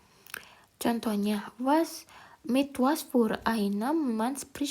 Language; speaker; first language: German; non-native, learner; Indonesian